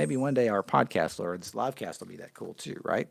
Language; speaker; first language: English; native; English